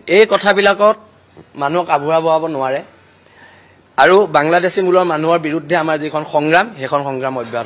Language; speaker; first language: Assamese; native; Assamese